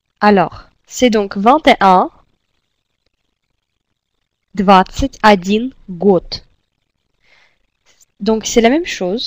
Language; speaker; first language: French; non-native, fluent; Russian